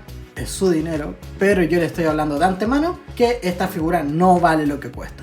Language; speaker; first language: Spanish; native; Spanish